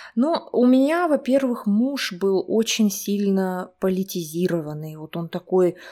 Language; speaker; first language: Russian; native; Russian